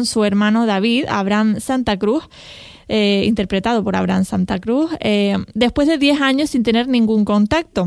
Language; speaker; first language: Spanish; native; Spanish